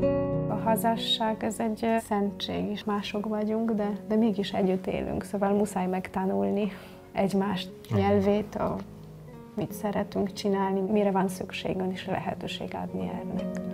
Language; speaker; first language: Hungarian; non-native, fluent; Polish